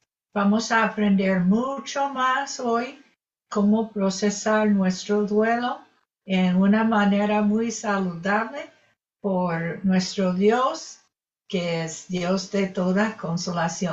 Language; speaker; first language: Spanish; non-native, fluent; English